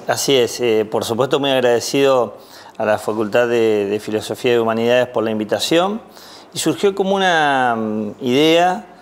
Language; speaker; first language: Spanish; native; Spanish